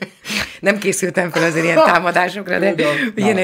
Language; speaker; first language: Hungarian; native; Hungarian